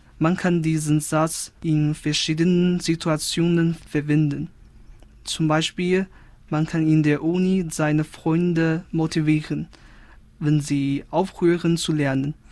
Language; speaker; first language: German; non-native, fluent; Chinese